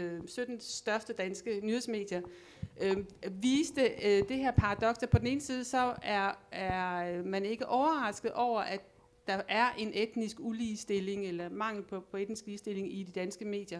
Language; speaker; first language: Danish; native; Danish